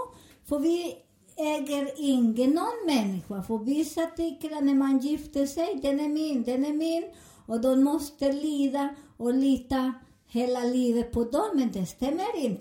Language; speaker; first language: Swedish; non-native, learner; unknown